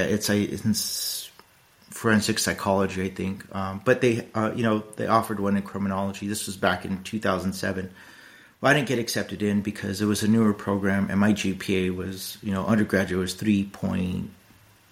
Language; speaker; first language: English; native; English